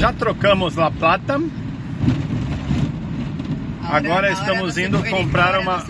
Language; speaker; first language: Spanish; non-native, learner; Portuguese